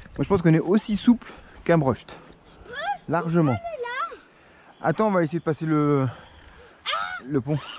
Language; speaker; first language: French; native; French